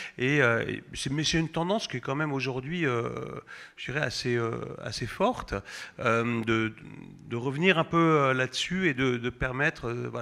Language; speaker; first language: French; native; French